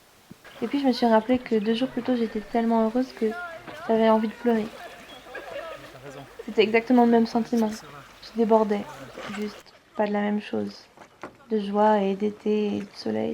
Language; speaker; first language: French; native; French